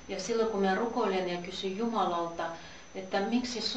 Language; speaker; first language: Finnish; non-native, learner; Russian